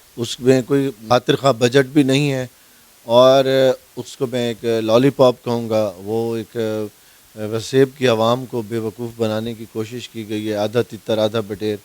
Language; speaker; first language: Urdu; non-native, local second language; Saraiki